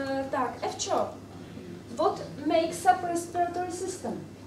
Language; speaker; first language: English; non-native, fluent; Czech